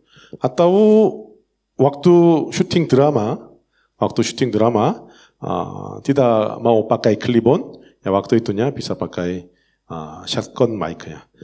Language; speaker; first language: Indonesian; non-native, learner; Korean